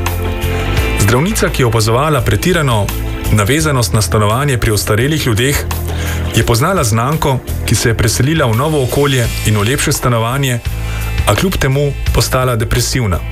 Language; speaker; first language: Slovenian; native; Slovenian